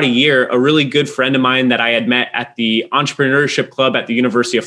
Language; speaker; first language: English; native; English